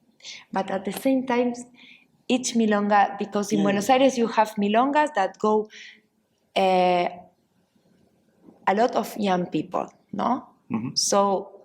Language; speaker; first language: English; non-native, learner; Spanish